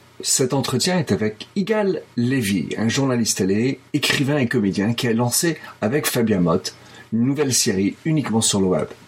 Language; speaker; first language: French; non-native, fluent; English